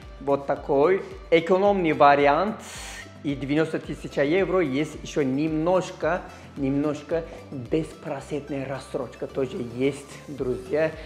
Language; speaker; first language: Russian; non-native, learner; Turkish